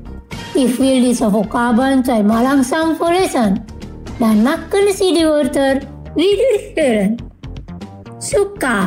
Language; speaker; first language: German; non-native, fluent; Indonesian